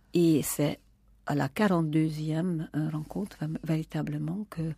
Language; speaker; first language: French; non-native, fluent; Hungarian